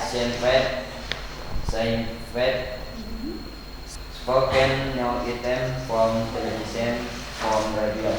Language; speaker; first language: English; non-native, learner; Indonesian